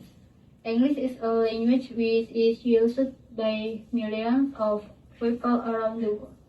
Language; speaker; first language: English; non-native, learner; Indonesian